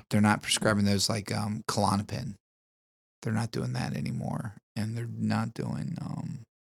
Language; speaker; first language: English; native; English